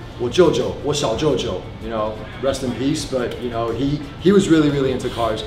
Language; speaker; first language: English; early bilingual, other home language; Chinese